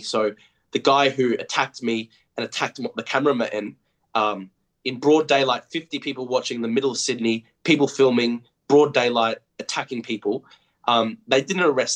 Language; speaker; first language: English; native; English